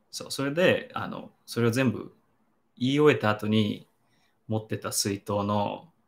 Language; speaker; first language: Japanese; native; Japanese